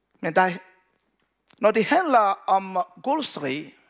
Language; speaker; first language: Danish; non-native, learner; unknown